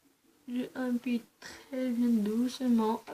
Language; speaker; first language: French; early bilingual, other home language; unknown